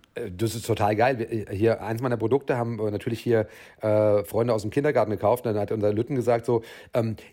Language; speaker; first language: German; native; German